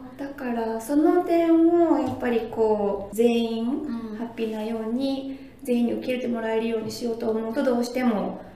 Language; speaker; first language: Japanese; native; Japanese